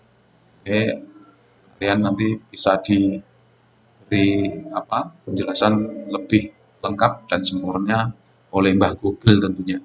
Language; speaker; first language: Indonesian; non-native, local second language; Javanese